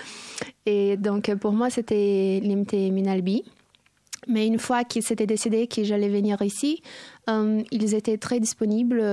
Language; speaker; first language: French; non-native, fluent; Portuguese